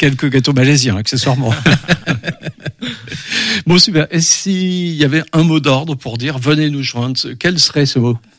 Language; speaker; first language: French; native; French